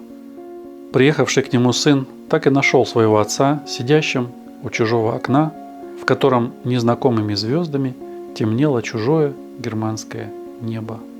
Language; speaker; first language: Russian; native; Russian